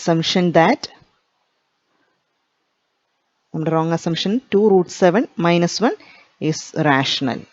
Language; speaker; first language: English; non-native, local second language; Malayalam